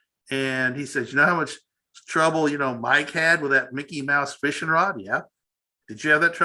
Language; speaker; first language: English; native; English